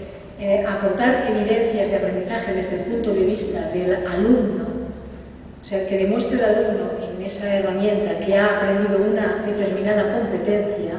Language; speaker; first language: Spanish; native; Spanish